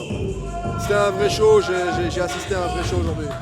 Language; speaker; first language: French; native; French